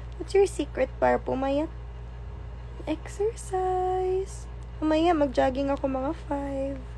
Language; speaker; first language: Filipino; non-native, local second language; Cebuano